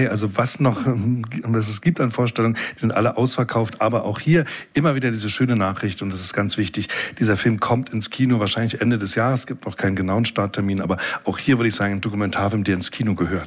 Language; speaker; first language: German; native; German